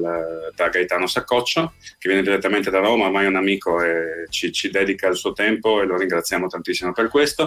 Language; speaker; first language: Italian; native; Italian